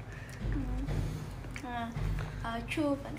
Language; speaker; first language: Chinese; non-native, learner; Vietnamese